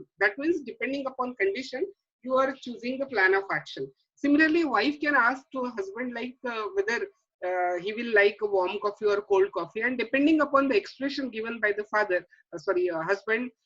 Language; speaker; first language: English; non-native, local second language; Marathi